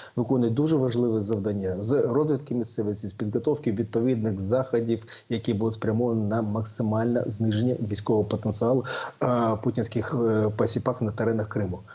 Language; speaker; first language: Ukrainian; native; Ukrainian